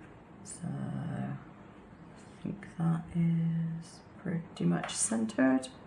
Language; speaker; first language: English; native; English